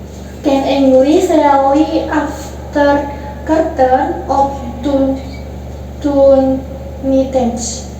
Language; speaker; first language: English; non-native, learner; Indonesian